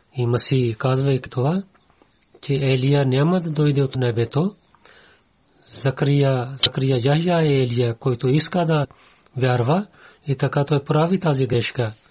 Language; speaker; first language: Bulgarian; non-native, learner; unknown